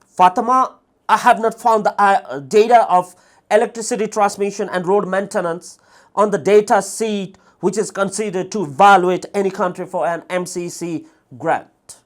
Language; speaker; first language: English; non-native, fluent; Nepali